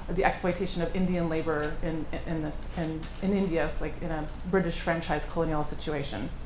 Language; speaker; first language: English; native; English